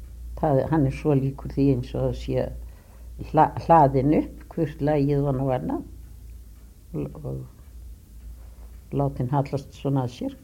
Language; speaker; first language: Icelandic; native; Icelandic